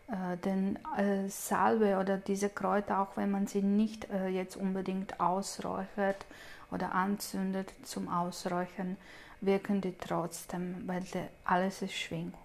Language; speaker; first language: German; non-native, fluent; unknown